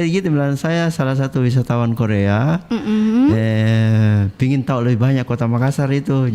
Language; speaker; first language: Indonesian; native; Indonesian